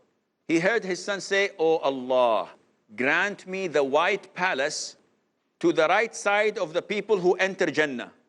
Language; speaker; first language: English; non-native, fluent; Arabic